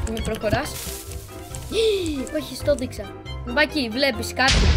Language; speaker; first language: Greek; native; Greek